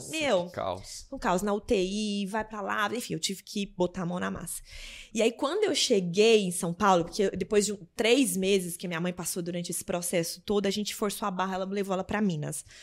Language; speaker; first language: Portuguese; native; Portuguese